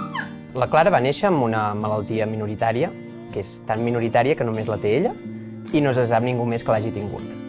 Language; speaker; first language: Catalan; native; Catalan